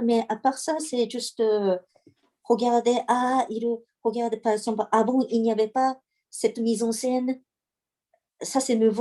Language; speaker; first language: French; non-native, learner; Japanese